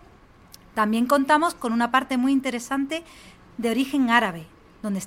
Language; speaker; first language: Spanish; native; Spanish